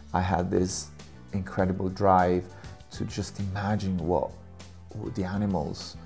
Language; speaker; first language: English; non-native, fluent; Italian